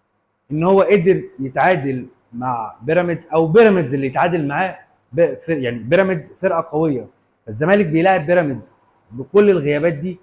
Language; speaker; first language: Arabic; native; Arabic